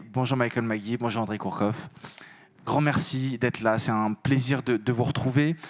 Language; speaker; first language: French; native; French